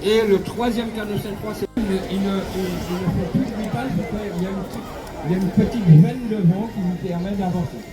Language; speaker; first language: French; native; French